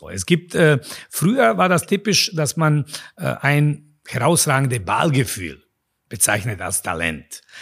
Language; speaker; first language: German; non-native, fluent; Serbian